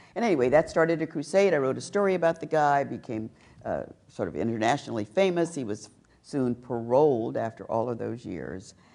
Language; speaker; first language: English; native; English